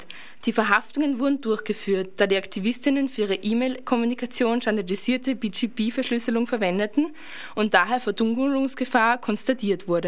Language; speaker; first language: German; native; German